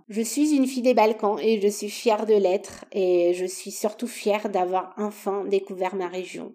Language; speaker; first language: French; non-native, fluent; Romanian